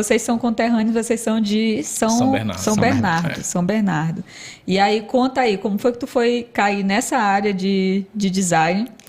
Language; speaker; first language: Portuguese; native; Portuguese